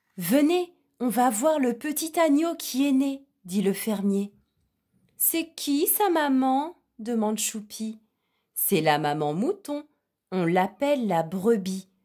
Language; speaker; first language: French; native; French